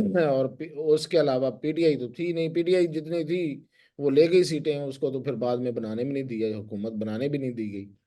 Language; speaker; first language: Urdu; non-native, local second language; Punjabi